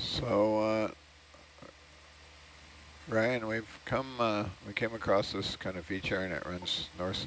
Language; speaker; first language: English; native; English